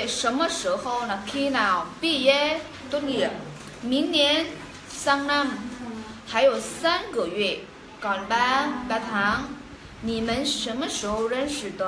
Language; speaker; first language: Chinese; non-native, fluent; Vietnamese